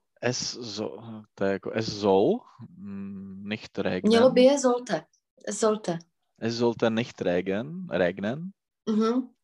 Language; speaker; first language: German; non-native, learner; Czech